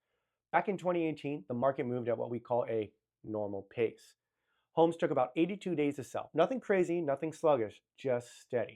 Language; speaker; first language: English; native; English